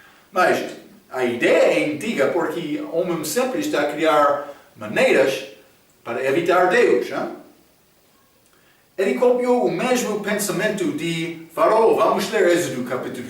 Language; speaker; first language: Portuguese; non-native, fluent; English